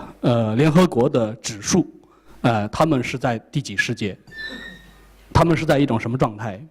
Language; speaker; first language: Chinese; native; Chinese